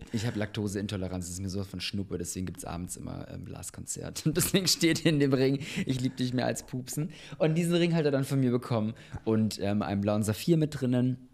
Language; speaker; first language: German; early bilingual, other home language; Bosnian